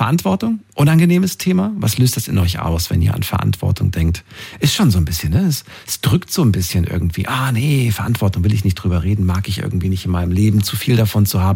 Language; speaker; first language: German; native; German